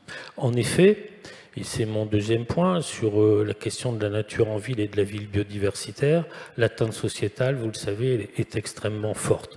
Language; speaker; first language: French; native; French